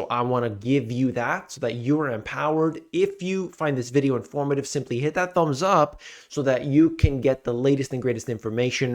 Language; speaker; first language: English; native; English